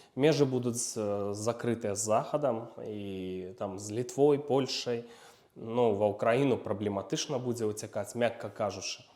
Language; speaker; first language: Belarusian; non-native, local second language; Russian